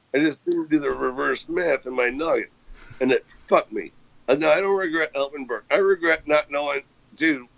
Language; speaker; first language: English; native; English